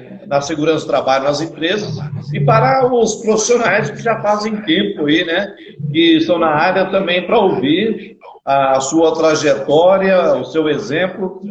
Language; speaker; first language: Portuguese; native; Portuguese